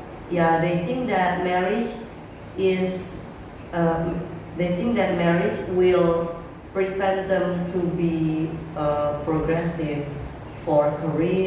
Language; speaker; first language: English; non-native, learner; Indonesian